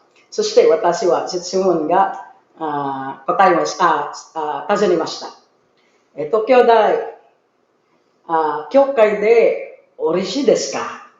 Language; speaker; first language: Japanese; non-native, learner; Filipino